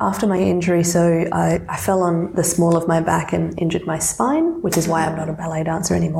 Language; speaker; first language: English; non-native, local second language; Serbian